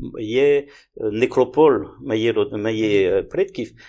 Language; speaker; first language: Ukrainian; non-native, learner; French